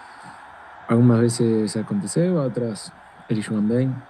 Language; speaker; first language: Portuguese; non-native, fluent; Spanish